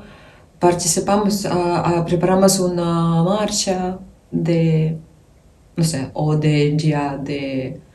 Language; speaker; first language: Spanish; non-native, learner; Ukrainian